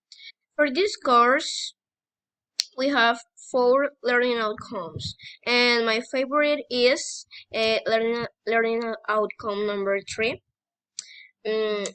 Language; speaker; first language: English; non-native, learner; Spanish